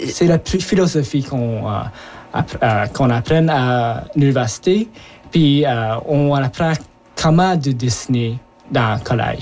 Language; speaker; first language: French; early bilingual, other home language; Japanese